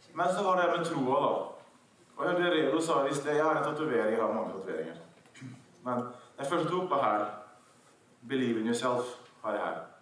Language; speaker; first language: Norwegian; native; Norwegian